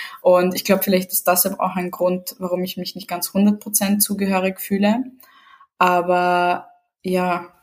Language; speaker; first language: German; early bilingual, other home language; Serbian